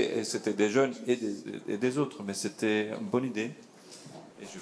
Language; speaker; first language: French; non-native, fluent; Dutch